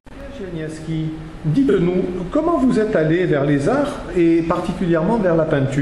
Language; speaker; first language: French; native; French